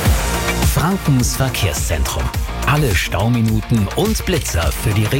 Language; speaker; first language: German; native; German